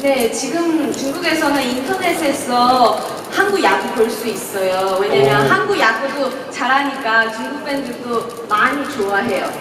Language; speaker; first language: Korean; non-native, fluent; Chinese